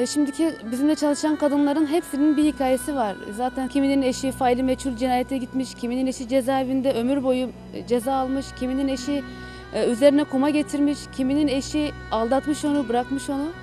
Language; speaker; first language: Turkish; native; Turkish